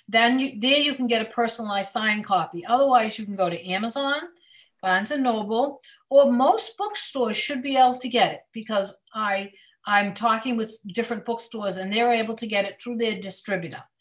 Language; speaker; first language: English; native; English